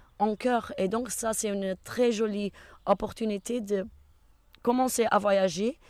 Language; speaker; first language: French; non-native, fluent; Portuguese